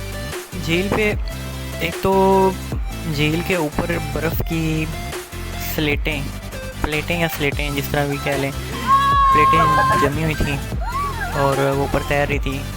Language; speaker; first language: Urdu; native; Urdu